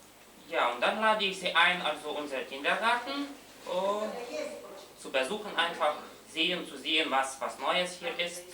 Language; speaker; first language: German; non-native, fluent; Lithuanian